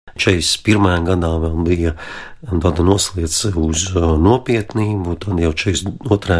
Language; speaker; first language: Latvian; non-native, local second language; Russian